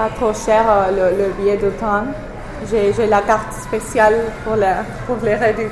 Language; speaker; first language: French; non-native, fluent; English